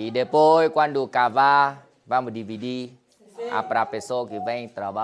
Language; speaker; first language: Portuguese; non-native, learner; Vietnamese